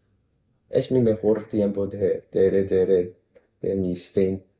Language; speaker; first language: Spanish; non-native, fluent; Cantonese